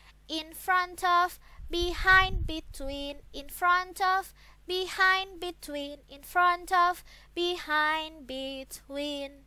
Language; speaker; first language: English; non-native, fluent; Indonesian